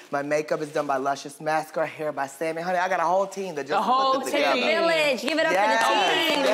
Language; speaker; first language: English; native; English